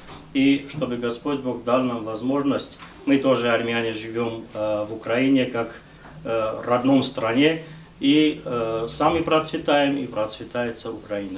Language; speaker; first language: Russian; non-native, fluent; Armenian